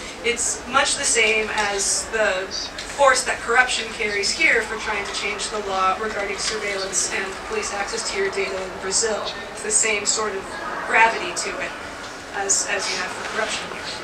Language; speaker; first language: English; native; English